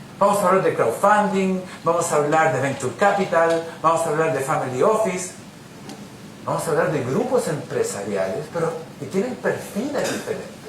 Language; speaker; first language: Spanish; native; Spanish